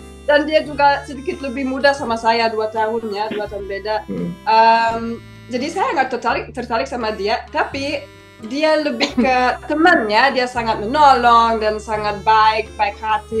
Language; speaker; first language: Indonesian; non-native, fluent; German